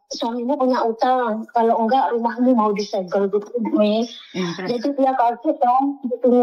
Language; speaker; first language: Indonesian; native; Indonesian